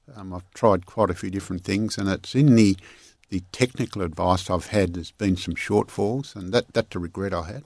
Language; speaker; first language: English; native; English